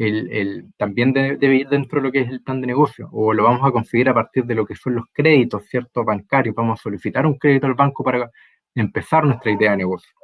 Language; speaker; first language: Spanish; native; Spanish